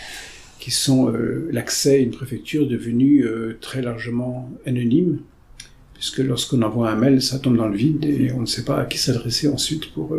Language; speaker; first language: French; native; French